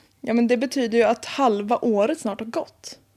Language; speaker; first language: Swedish; native; Swedish